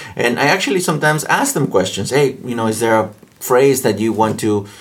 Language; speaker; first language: English; non-native, fluent; Spanish